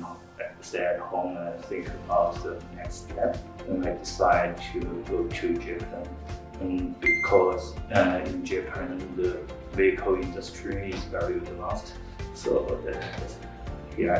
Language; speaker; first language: English; non-native, fluent; Chinese